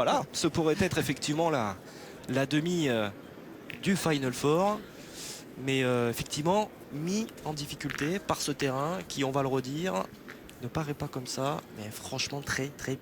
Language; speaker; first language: French; native; French